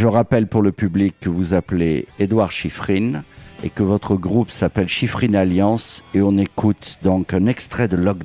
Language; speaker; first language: French; native; French